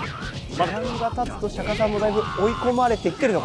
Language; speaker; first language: Japanese; native; Japanese